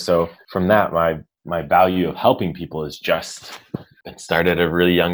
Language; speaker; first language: English; native; English